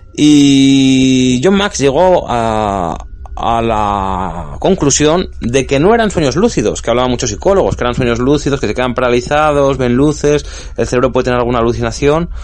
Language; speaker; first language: Spanish; native; Spanish